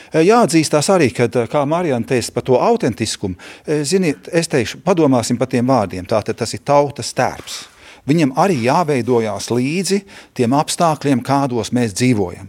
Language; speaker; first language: Latvian; early bilingual, heritage; Latvian